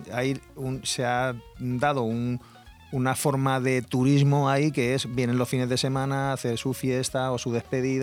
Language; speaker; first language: Spanish; native; Spanish